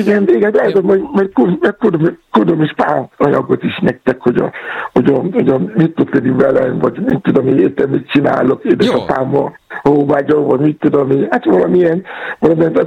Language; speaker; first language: Hungarian; non-native, learner; Yoruba